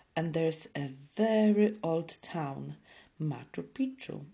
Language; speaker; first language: English; non-native, fluent; Polish